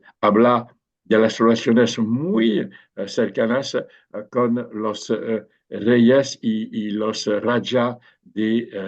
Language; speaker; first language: Spanish; non-native, fluent; French